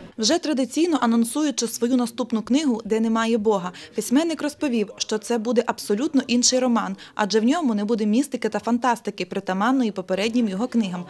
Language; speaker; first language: Ukrainian; native; Ukrainian